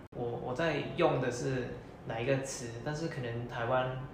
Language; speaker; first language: Chinese; non-native, local second language; Cantonese